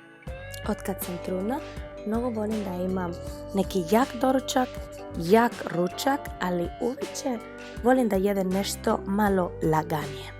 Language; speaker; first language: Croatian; non-native, fluent; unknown